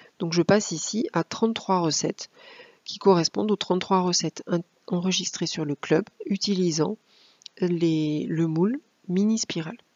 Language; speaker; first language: French; native; French